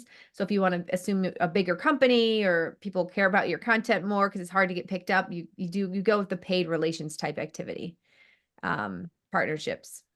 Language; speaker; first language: English; native; English